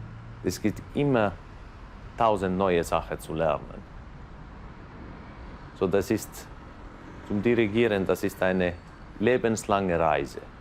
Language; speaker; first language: German; non-native, fluent; Finnish